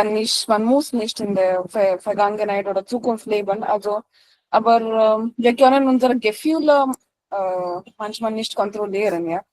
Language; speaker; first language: German; non-native, learner; Marathi